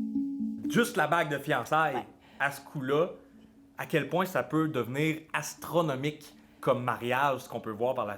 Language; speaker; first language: French; native; French